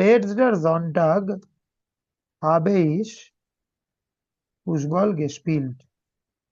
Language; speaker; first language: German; non-native, learner; Bangla